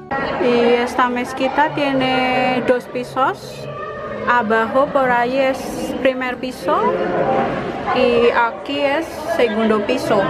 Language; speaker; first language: Spanish; non-native, learner; Indonesian